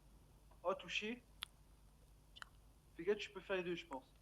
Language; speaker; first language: French; native; French